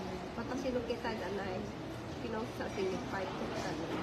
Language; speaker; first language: Japanese; non-native, learner; Vietnamese